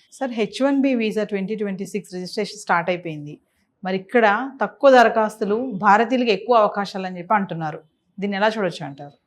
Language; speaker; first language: Telugu; native; Telugu